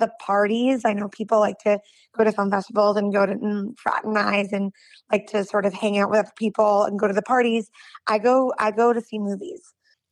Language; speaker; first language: English; native; English